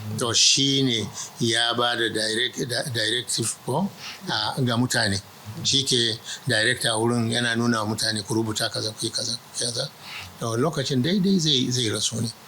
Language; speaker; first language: Hausa; non-native, local second language; Arabic